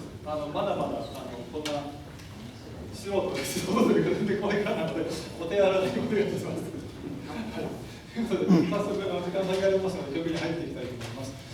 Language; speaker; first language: Japanese; native; Japanese